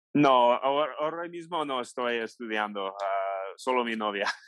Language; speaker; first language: Spanish; non-native, learner; English